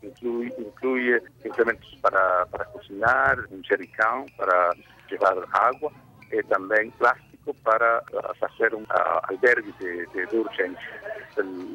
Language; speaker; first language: Portuguese; non-native, fluent; Spanish